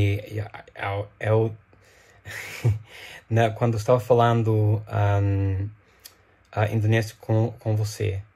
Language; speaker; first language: Portuguese; non-native, fluent; English